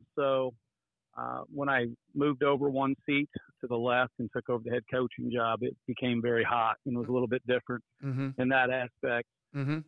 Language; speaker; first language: English; native; English